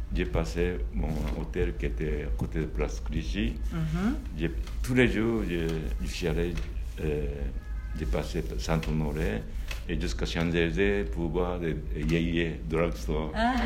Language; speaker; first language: French; non-native, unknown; Japanese